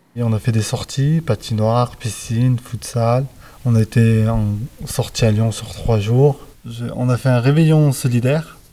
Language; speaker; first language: French; native; French